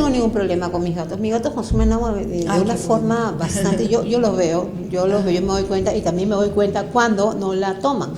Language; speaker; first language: Spanish; native; Spanish